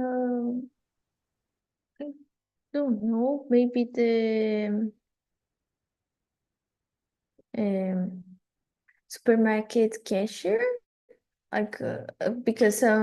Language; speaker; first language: English; non-native, fluent; Portuguese